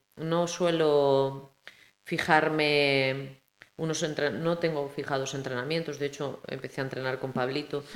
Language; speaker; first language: Spanish; native; Spanish